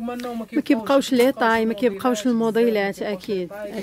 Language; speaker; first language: Arabic; native; Arabic